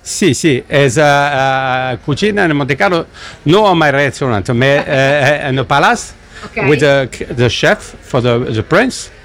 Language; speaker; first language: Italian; non-native, learner; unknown